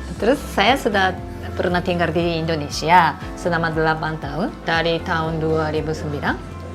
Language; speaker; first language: Indonesian; non-native, fluent; Japanese